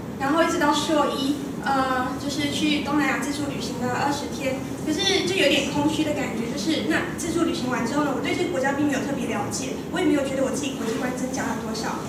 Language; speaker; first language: Chinese; native; Chinese